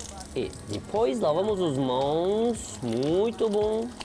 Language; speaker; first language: Portuguese; non-native, learner; Turkish